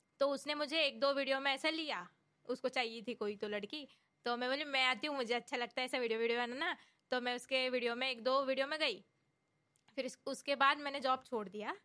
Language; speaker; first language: Hindi; non-native, local second language; Marathi